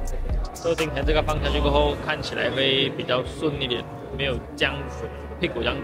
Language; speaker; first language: Chinese; native; Chinese